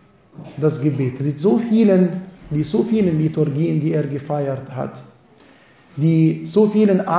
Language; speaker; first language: German; non-native, fluent; Arabic